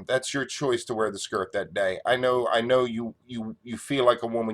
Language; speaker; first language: English; native; English